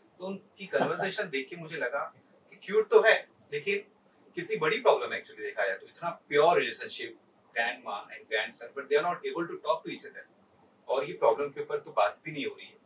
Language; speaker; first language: Hindi; native; Hindi